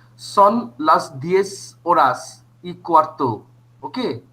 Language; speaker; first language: Spanish; non-native, fluent; Bangla